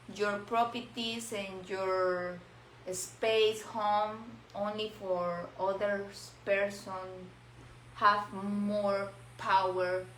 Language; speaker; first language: English; non-native, learner; Spanish